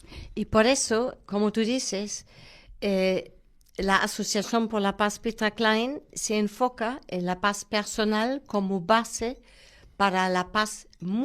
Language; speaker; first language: Spanish; non-native, fluent; German